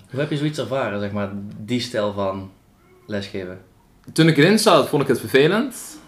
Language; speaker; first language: Dutch; early bilingual, other home language; Afrikaans